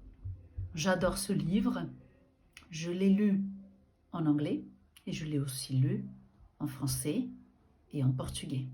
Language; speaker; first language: French; non-native, fluent; Portuguese